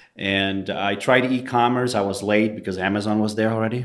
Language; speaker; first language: English; non-native, fluent; Russian